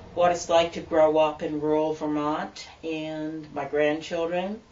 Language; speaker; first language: English; native; English